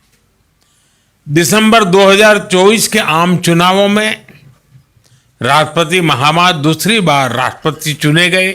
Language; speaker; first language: Hindi; non-native, local second language; Gujarati